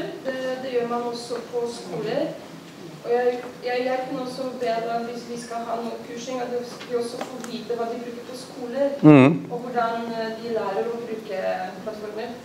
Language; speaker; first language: Norwegian; non-native, fluent; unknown